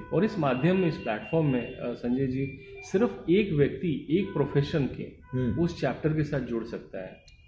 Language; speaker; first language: Hindi; non-native, local second language; Bangla